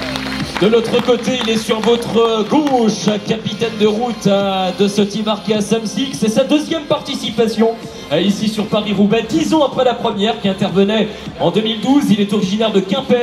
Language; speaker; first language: French; native; French